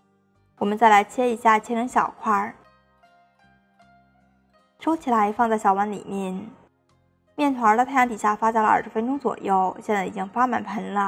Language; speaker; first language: Chinese; native; Chinese